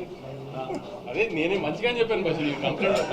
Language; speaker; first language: Telugu; native; Telugu